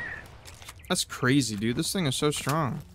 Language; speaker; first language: English; native; English